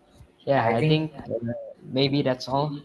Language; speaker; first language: English; non-native, learner; Indonesian